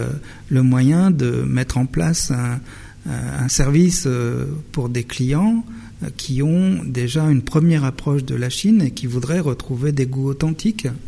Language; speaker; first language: French; native; French